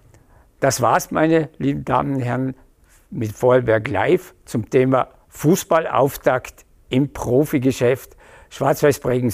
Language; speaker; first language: German; native; German